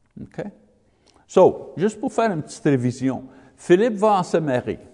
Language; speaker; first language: French; non-native, learner; English